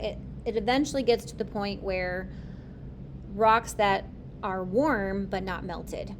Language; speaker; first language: English; native; English